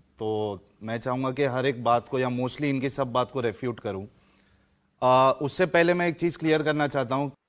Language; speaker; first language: Hindi; native; Hindi